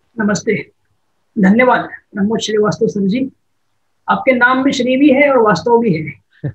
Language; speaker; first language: Hindi; non-native, local second language; Marathi